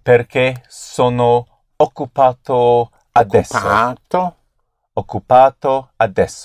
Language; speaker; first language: Italian; non-native, learner; English